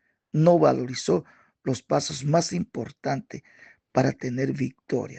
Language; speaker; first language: Spanish; native; Spanish